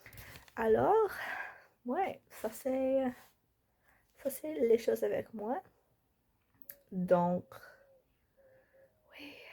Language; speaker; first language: French; non-native, learner; English